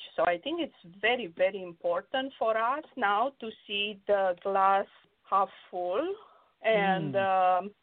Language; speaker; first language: English; non-native, fluent; Romanian